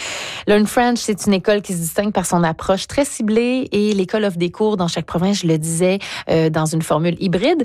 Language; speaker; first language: French; native; French